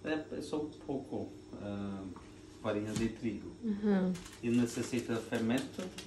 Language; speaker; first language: Portuguese; non-native, fluent; Norwegian